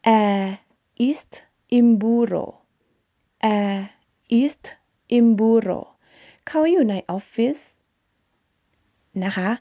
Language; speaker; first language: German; non-native, fluent; Thai